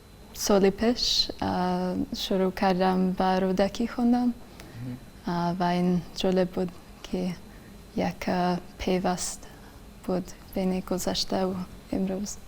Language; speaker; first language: Persian; non-native, fluent; English